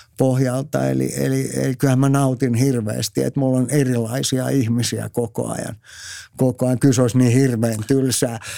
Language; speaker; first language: Finnish; native; Finnish